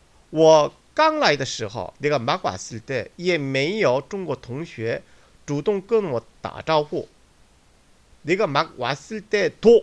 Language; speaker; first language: Chinese; non-native, fluent; Korean